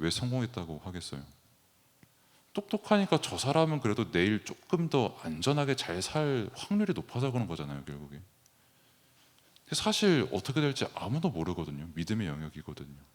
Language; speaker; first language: Korean; native; Korean